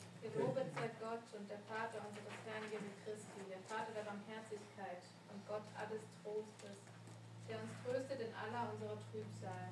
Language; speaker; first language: German; native; German